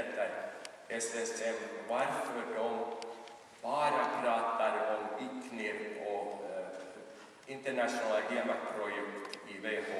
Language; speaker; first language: Swedish; non-native, local second language; Finnish